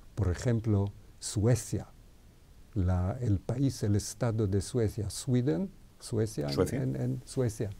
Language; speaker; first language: Spanish; non-native, fluent; Hebrew